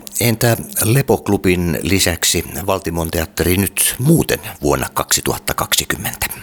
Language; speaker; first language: Finnish; native; Finnish